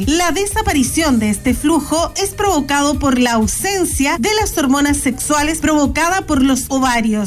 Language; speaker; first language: Spanish; native; Spanish